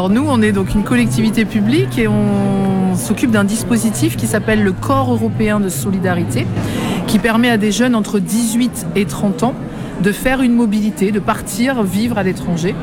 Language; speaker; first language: French; native; French